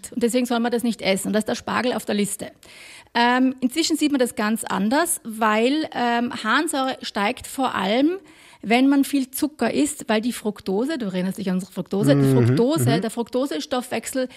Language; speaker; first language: German; native; German